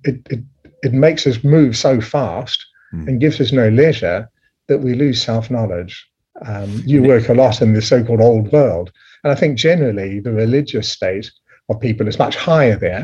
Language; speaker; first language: English; native; English